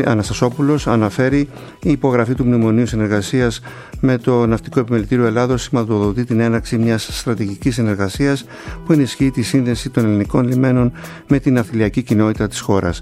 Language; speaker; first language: Greek; native; Greek